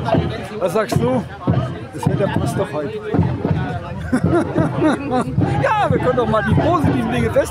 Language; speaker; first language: German; native; German